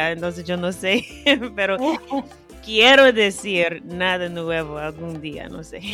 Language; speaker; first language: Spanish; non-native, fluent; English